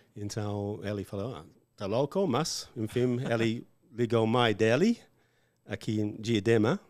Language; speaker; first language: Portuguese; non-native, learner; English